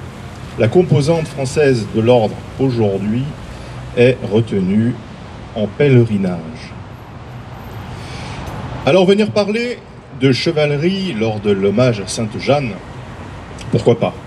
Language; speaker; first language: French; native; French